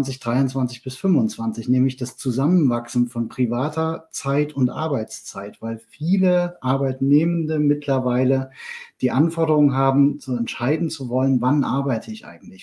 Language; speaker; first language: German; native; German